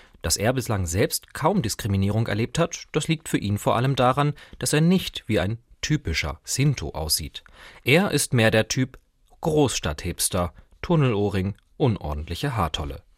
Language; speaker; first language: German; native; German